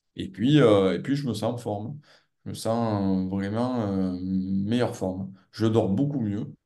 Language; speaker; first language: French; native; French